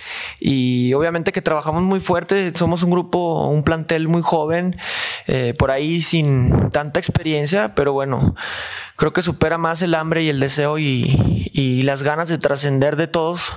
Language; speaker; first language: Spanish; native; Spanish